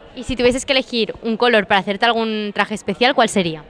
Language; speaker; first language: Spanish; native; Spanish